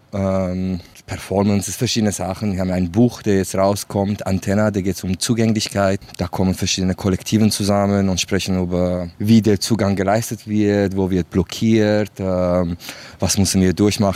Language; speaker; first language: German; non-native, fluent; Kurdish